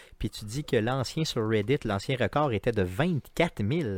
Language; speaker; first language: French; native; French